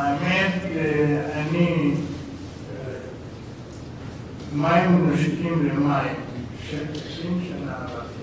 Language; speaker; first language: Hebrew; non-native, fluent; Arabic